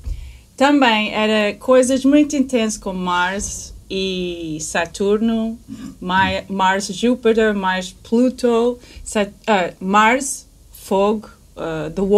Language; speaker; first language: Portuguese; non-native, fluent; English